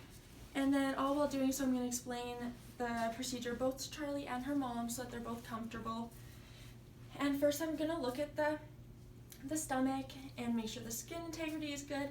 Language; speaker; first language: English; native; English